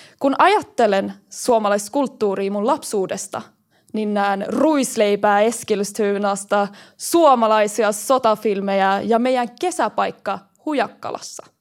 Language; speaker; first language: Finnish; early bilingual, heritage; Swedish